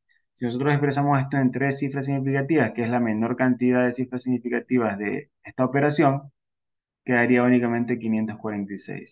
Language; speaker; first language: Spanish; native; Spanish